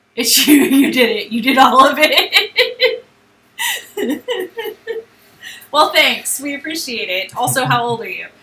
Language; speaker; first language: English; native; English